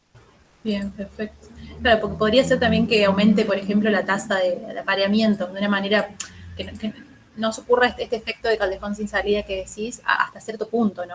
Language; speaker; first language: Spanish; native; Spanish